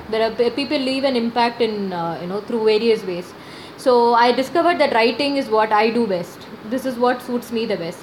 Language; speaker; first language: English; non-native, local second language; Malayalam